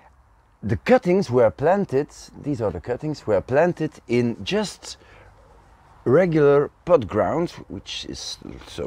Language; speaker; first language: English; non-native, fluent; Dutch